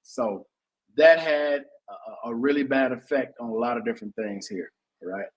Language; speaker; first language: English; native; English